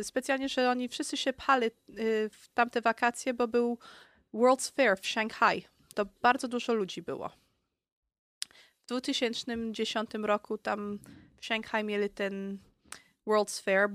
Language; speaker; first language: Polish; early bilingual, heritage; Polish